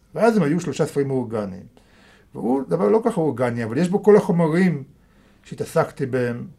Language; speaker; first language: Hebrew; early bilingual, other home language; Russian